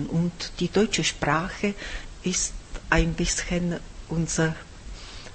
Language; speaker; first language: German; non-native, fluent; Czech